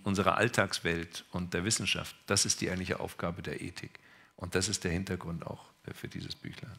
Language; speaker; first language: German; native; German